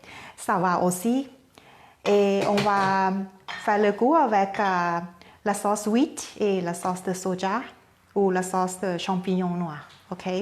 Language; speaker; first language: French; non-native, fluent; Thai